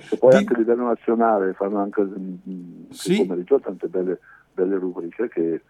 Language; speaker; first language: Italian; native; Italian